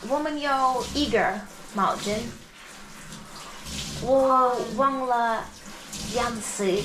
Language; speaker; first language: Chinese; non-native, learner; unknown